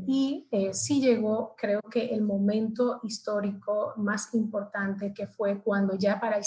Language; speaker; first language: Spanish; native; Spanish